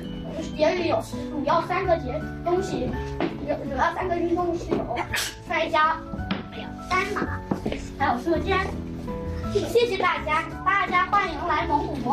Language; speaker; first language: Chinese; early bilingual, other home language; Mongolian